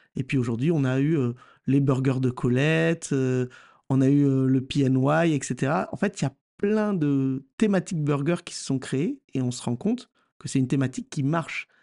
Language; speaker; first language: French; native; French